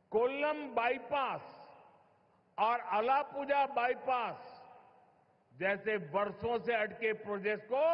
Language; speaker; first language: Hindi; native; Hindi